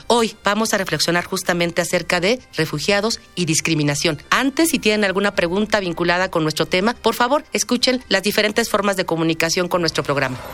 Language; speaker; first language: Spanish; native; Spanish